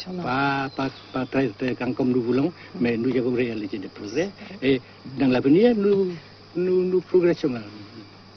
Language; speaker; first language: French; non-native, fluent; Vietnamese